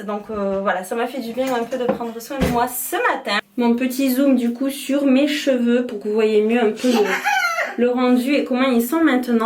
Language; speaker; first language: French; native; French